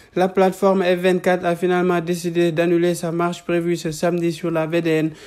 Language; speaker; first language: French; non-native, local second language; Wolof